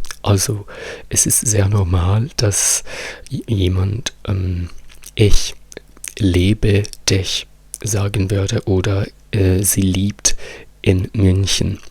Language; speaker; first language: German; non-native, fluent; Italian